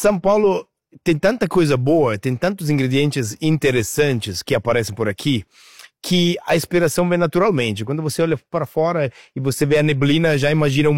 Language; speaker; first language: Portuguese; non-native, fluent; Italian